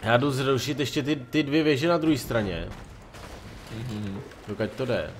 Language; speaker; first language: Czech; native; Czech